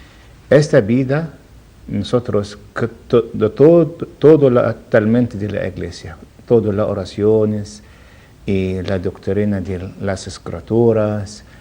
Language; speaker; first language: Spanish; non-native, learner; Arabic